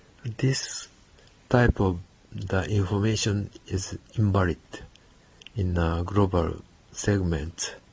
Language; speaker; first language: English; non-native, learner; Japanese